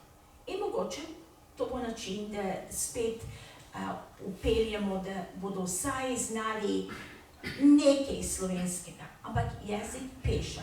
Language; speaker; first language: Slovenian; early bilingual, heritage; Slovenian